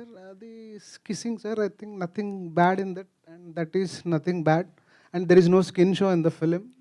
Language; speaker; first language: Telugu; native; Telugu